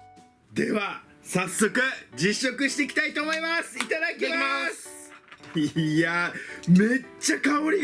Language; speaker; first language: Japanese; native; Japanese